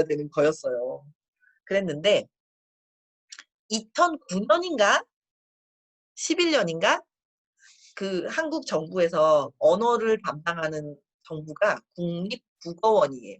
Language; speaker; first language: Korean; native; Korean